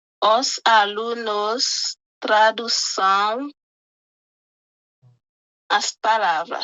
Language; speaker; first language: Portuguese; non-native, learner; Haitian Creole